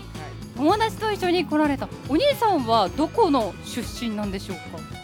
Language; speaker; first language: Japanese; native; Japanese